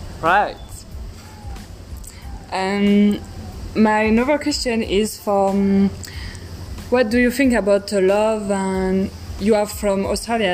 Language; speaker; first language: English; non-native, learner; French